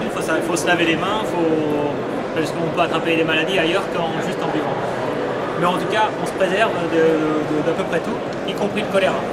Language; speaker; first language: French; native; French